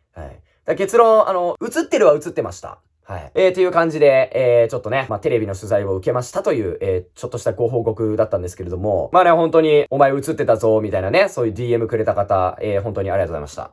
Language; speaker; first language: Japanese; native; Japanese